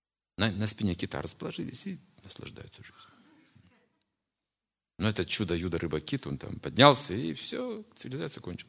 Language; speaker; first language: Russian; native; Russian